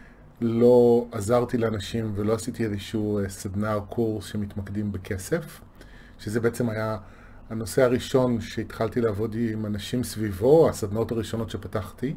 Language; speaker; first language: Hebrew; native; Hebrew